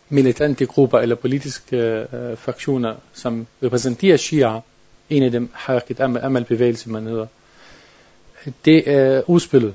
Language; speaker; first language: Danish; non-native, learner; Arabic